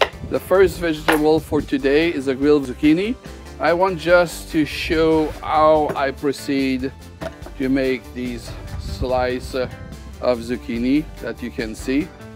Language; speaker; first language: English; non-native, fluent; French